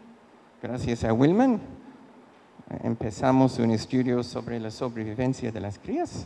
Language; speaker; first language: Spanish; non-native, fluent; English